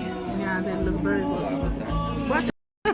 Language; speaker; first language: English; non-native, learner; Spanish